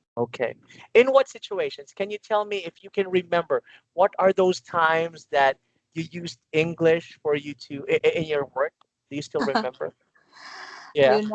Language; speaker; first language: English; non-native, local second language; Filipino